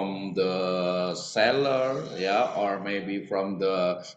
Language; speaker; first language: English; non-native, learner; Indonesian